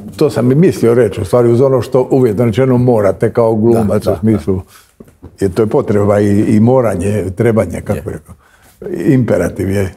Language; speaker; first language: Croatian; native; Croatian